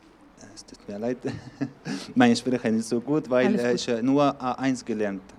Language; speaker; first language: German; non-native, learner; Arabic